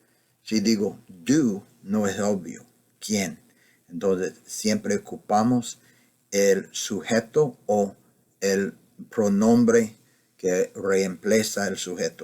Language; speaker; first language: Spanish; non-native, fluent; English